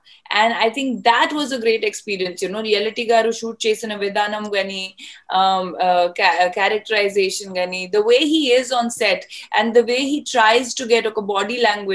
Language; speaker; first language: Telugu; non-native, fluent; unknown